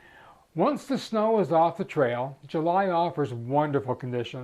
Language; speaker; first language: English; native; English